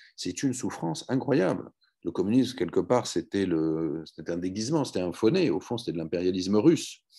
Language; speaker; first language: French; native; French